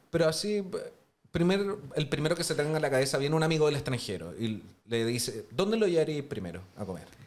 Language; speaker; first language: Spanish; native; Spanish